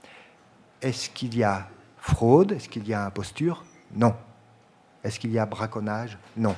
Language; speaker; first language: French; native; French